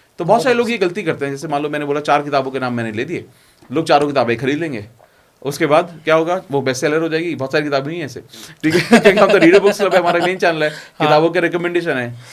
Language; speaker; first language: Hindi; native; Hindi